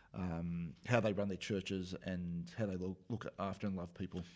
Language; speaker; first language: English; native; English